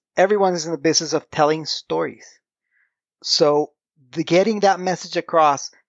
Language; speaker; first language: English; non-native, fluent; Spanish